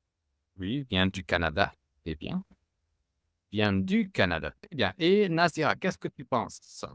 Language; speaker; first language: French; non-native, fluent; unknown